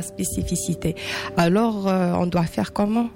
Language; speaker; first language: French; non-native, local second language; Arabic